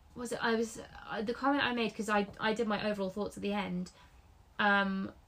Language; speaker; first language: English; native; English